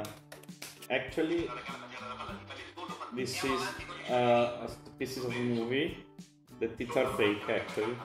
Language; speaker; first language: English; non-native, fluent; Italian